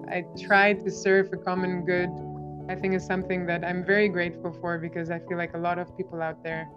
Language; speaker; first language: English; non-native, fluent; Albanian